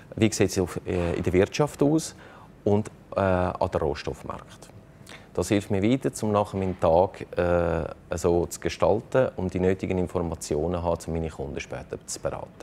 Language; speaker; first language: German; native; German